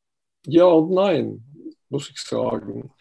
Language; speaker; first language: German; non-native, fluent; Estonian